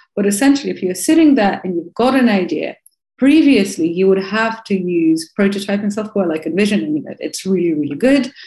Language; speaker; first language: English; non-native, fluent; Russian